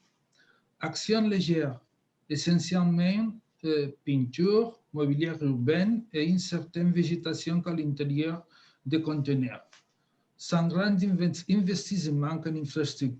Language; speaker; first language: French; non-native, fluent; Spanish